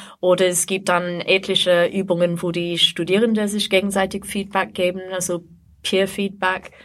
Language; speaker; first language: German; non-native, fluent; English